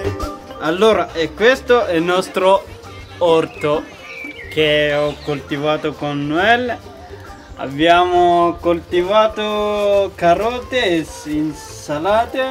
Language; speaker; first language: Italian; non-native, learner; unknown